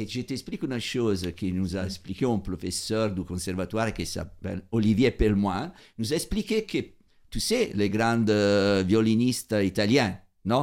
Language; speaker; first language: French; non-native, fluent; Italian